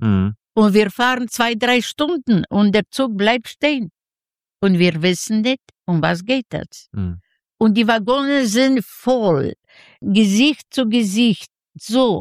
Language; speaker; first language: German; non-native, fluent; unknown